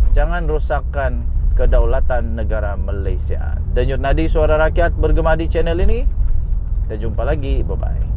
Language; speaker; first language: Malay; non-native, local second language; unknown